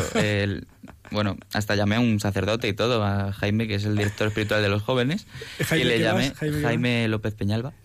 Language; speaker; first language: Spanish; native; Spanish